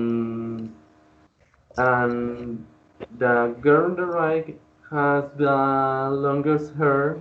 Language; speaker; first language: English; non-native, learner; Spanish